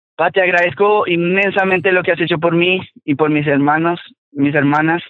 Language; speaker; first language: Spanish; native; Spanish